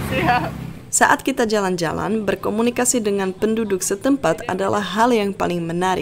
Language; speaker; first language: Indonesian; non-native, fluent; Czech